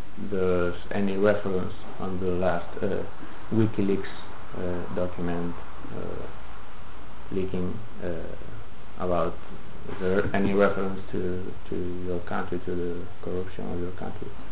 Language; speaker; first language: English; non-native, fluent; Galician